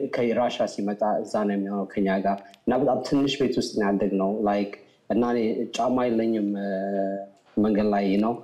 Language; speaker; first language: Amharic; early bilingual, other home language; English